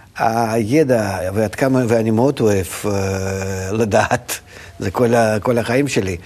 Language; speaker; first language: Hebrew; non-native, fluent; Russian